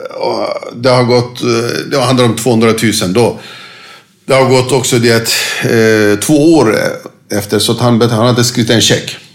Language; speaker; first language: Swedish; non-native, fluent; Turkish